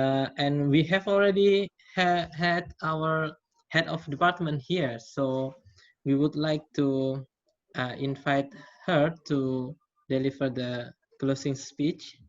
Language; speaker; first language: English; non-native, fluent; Indonesian